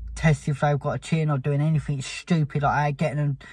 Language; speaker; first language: English; native; English